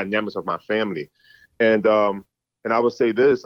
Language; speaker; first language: English; native; English